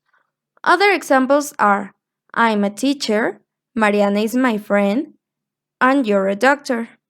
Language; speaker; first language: English; non-native, fluent; Spanish